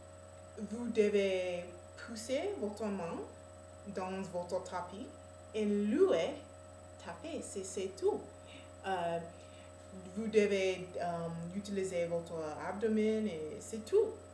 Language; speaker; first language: French; non-native, learner; English